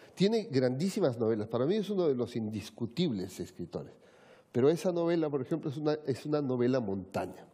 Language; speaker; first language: Spanish; native; Spanish